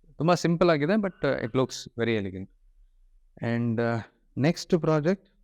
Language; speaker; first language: Kannada; non-native, local second language; Malayalam